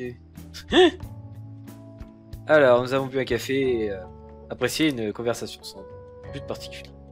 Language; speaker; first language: French; native; French